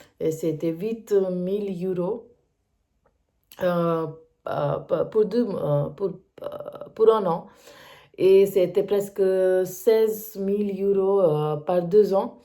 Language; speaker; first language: French; non-native, learner; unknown